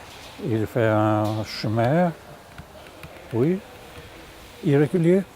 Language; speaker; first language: French; non-native, fluent; German